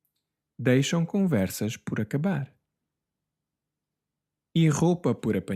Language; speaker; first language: Portuguese; non-native, fluent; English